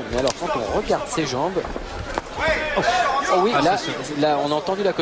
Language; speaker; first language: French; native; French